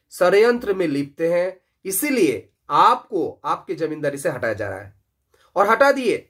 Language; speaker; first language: Hindi; non-native, local second language; Bangla